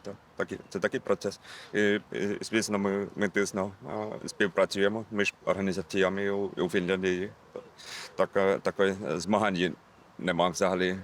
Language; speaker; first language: Ukrainian; non-native, learner; Finnish